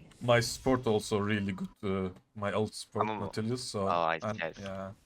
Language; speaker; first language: English; non-native, learner; Turkish